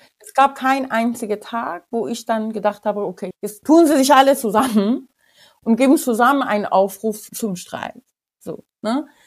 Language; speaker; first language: German; non-native, fluent; Persian